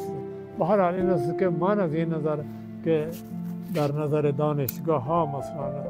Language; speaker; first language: Persian; non-native, fluent; Urdu